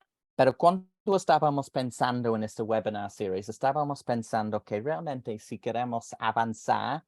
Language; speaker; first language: Spanish; non-native, fluent; English